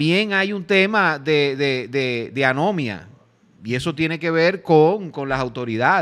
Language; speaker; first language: Spanish; native; Spanish